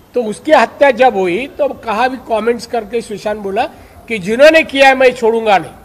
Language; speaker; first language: Hindi; non-native, local second language; Marathi